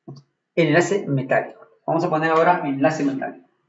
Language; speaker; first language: Spanish; native; Spanish